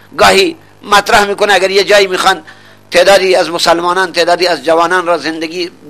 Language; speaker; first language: Persian; non-native, local second language; Baluchi